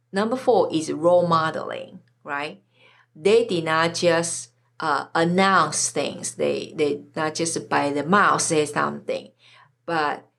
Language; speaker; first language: English; non-native, fluent; Chinese